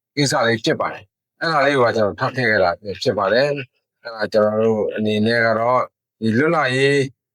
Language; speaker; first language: Burmese; non-native, local second language; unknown